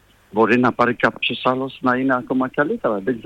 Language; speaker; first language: Greek; non-native, fluent; French